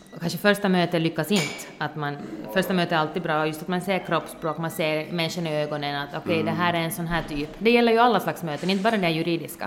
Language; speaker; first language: Swedish; native; Swedish